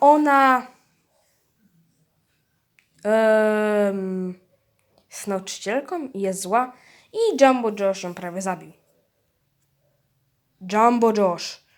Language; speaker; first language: Polish; early bilingual, heritage; Polish